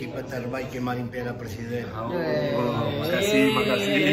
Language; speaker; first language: Indonesian; non-native, learner; Spanish